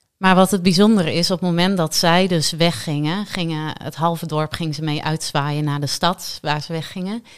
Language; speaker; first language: Dutch; native; Dutch